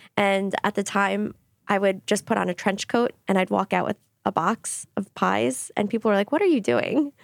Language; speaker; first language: English; native; English